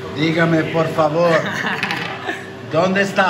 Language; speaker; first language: Spanish; non-native, learner; Portuguese